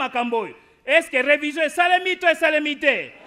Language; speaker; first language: French; non-native, local second language; Lingala